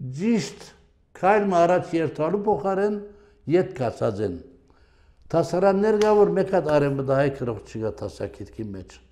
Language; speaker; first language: Armenian; early bilingual, heritage; Armenian